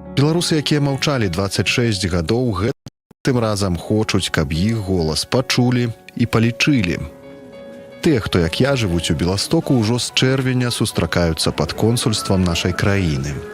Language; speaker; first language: Belarusian; native; Belarusian